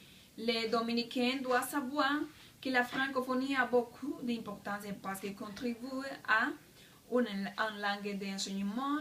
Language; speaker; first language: French; non-native, learner; Spanish